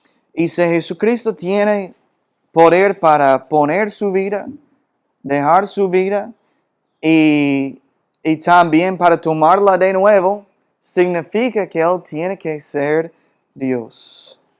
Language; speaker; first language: Spanish; non-native, fluent; English